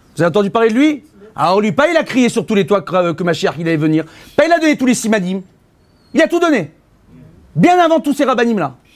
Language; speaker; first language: French; native; French